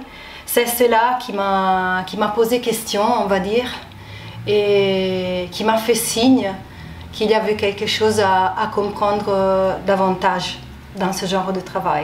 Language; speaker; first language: French; non-native, fluent; Italian